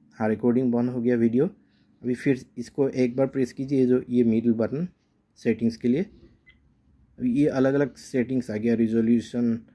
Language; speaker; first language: Hindi; non-native, local second language; Assamese